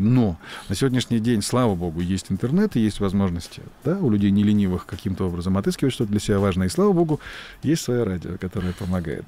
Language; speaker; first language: Russian; native; Russian